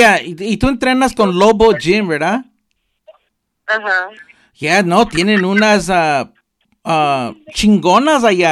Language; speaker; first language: Spanish; early bilingual, heritage; Spanish